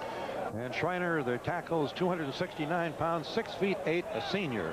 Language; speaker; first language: English; native; English